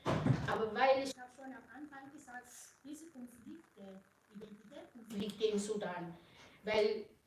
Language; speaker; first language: German; non-native, fluent; Arabic